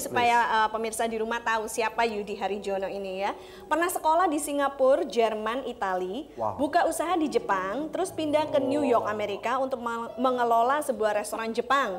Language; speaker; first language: Indonesian; native; Indonesian